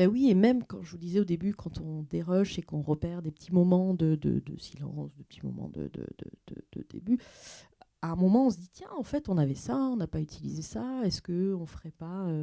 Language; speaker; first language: French; native; French